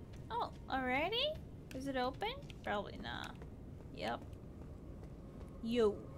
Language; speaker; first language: English; non-native, fluent; Portuguese